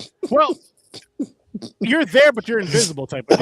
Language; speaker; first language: English; native; English